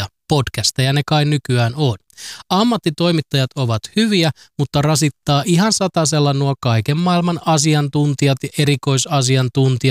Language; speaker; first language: Finnish; native; Finnish